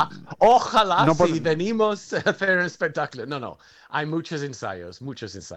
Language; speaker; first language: Spanish; non-native, fluent; English